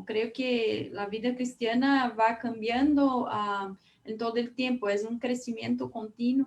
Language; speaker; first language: Spanish; non-native, fluent; Portuguese